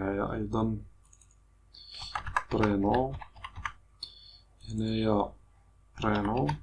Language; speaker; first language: Arabic; native; Arabic